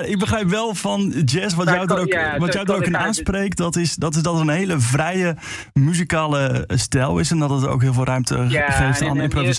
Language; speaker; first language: Dutch; native; Dutch